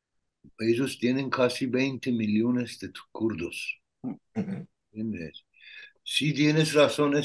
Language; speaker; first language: Spanish; non-native, learner; Persian